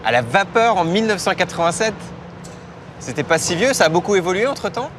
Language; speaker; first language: French; native; French